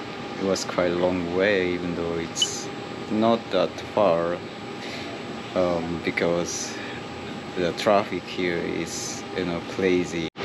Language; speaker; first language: English; non-native, fluent; Japanese